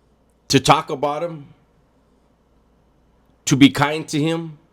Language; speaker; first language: English; native; English